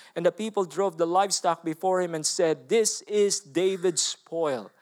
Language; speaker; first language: English; non-native, local second language; Filipino